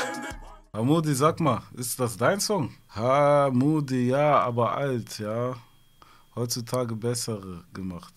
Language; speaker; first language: German; early bilingual, other home language; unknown